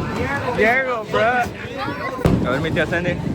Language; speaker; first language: Spanish; early bilingual, heritage; Spanish